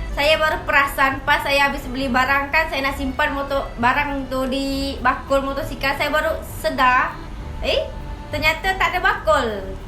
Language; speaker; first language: Malay; native; Malay